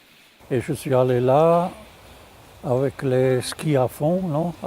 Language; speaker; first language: French; non-native, fluent; German